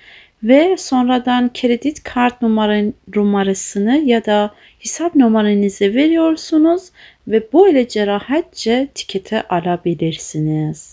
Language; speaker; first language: Turkish; non-native, fluent; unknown